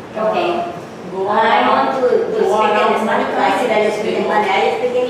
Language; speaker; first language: English; non-native, learner; Spanish